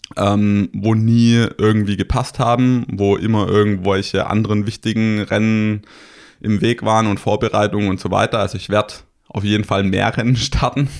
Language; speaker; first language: German; native; German